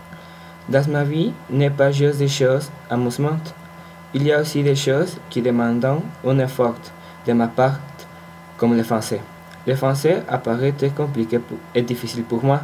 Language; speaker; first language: French; non-native, learner; Spanish